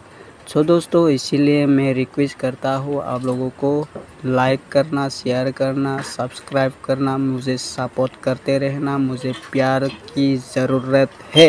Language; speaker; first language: Hindi; non-native, local second language; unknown